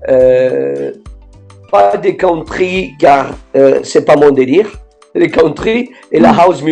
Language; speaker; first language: French; non-native, fluent; Italian